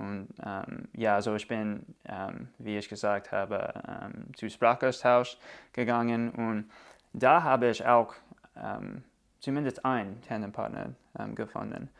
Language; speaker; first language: German; non-native, learner; English